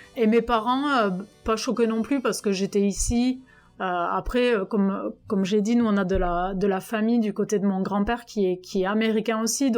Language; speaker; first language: French; native; French